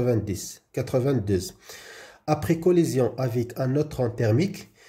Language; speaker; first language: French; non-native, local second language; Arabic